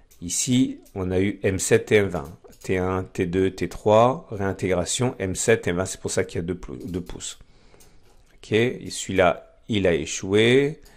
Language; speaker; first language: French; native; French